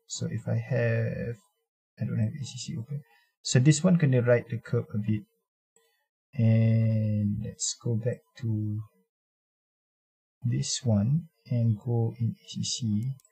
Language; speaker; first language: English; non-native, local second language; Malay